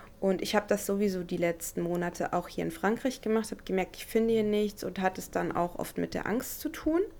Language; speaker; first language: German; native; German